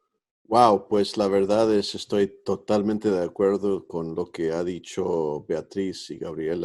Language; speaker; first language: Spanish; early bilingual, heritage; Spanish